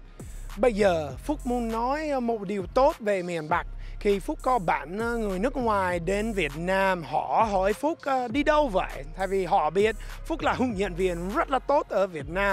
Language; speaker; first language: Vietnamese; non-native, fluent; English